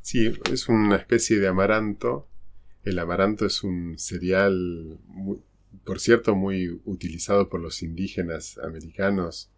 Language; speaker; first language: Spanish; native; Spanish